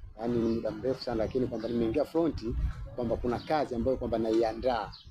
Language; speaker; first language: Swahili; native; Swahili